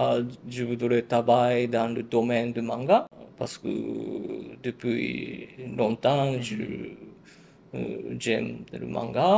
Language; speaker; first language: French; non-native, learner; Japanese